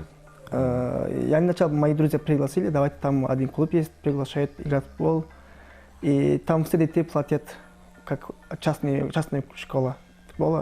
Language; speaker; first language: Russian; non-native, learner; Turkish